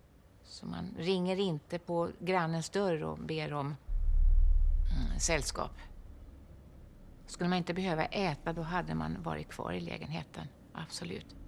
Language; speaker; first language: Swedish; native; Swedish